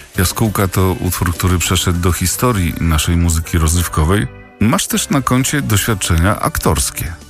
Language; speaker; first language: Polish; native; Polish